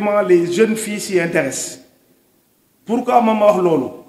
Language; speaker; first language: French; non-native, local second language; Wolof